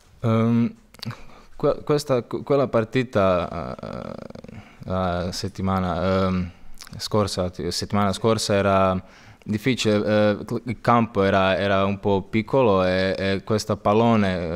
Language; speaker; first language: Italian; non-native, learner; Croatian